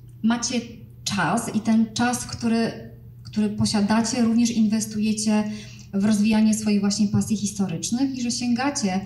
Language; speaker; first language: Polish; native; Polish